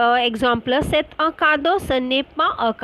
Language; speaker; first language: French; non-native, fluent; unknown